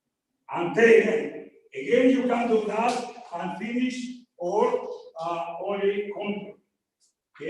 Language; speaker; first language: English; non-native, learner; Spanish